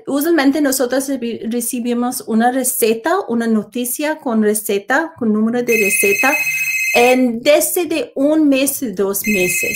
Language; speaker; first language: Spanish; non-native, learner; English